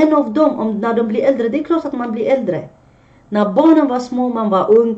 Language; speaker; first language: Swedish; non-native, fluent; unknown